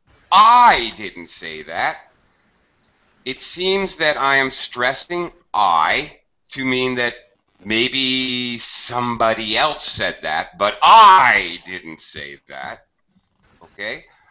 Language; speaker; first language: English; native; English